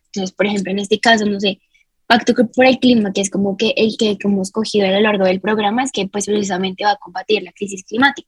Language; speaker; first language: Spanish; native; Spanish